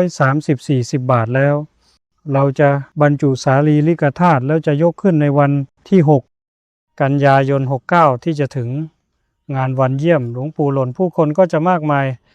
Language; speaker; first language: Thai; native; Thai